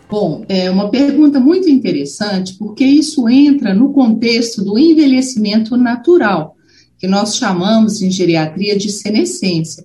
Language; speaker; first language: Portuguese; native; Portuguese